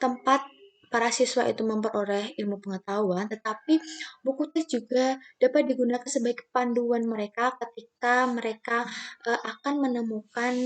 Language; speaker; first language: Indonesian; native; Indonesian